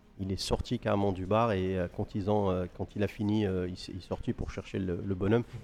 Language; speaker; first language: French; non-native, local second language; Arabic